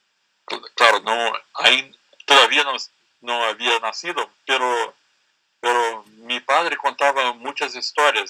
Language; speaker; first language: Spanish; non-native, learner; Portuguese